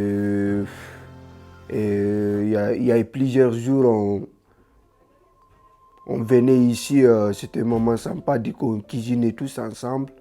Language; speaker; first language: French; non-native, learner; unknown